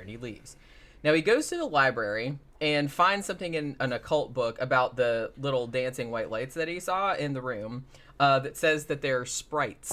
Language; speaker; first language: English; native; English